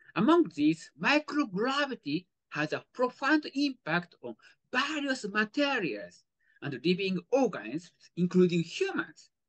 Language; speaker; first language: English; non-native, fluent; Japanese